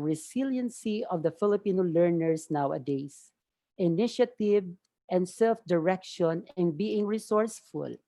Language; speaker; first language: English; non-native, local second language; Hiligaynon